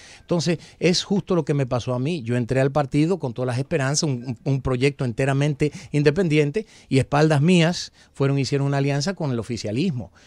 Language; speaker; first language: Spanish; early bilingual, heritage; Spanish